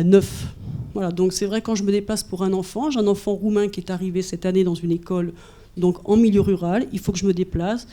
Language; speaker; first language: French; native; French